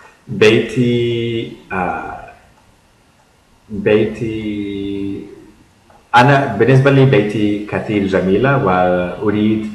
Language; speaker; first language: Arabic; non-native, learner; English